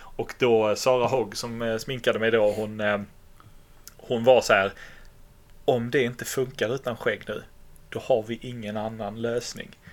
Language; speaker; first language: Swedish; native; Swedish